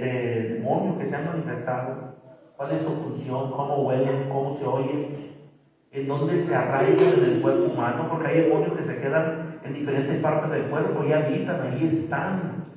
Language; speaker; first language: Spanish; native; Spanish